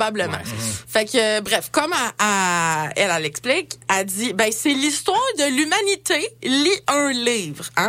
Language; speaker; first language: French; native; French